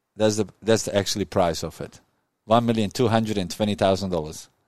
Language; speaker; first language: English; non-native, fluent; Croatian